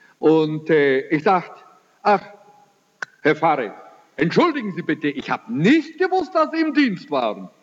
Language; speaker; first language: German; early bilingual, heritage; German